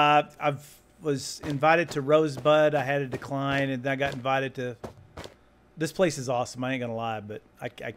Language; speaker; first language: English; native; English